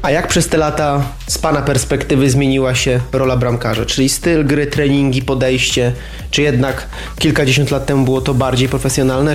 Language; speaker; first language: Polish; native; Polish